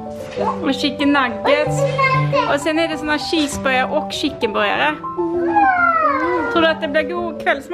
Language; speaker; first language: Swedish; native; Swedish